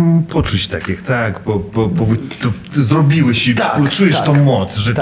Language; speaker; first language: Polish; non-native, fluent; Russian